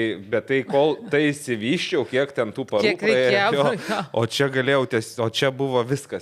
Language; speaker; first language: Lithuanian; native; Lithuanian